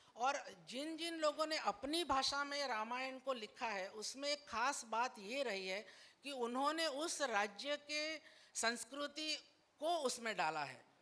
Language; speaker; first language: Hindi; non-native, local second language; Bangla